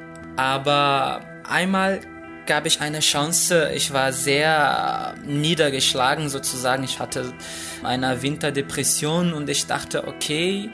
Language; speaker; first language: German; non-native, fluent; Portuguese